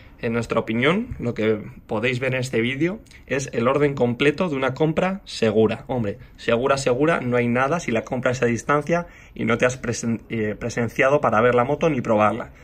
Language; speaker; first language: Spanish; native; Spanish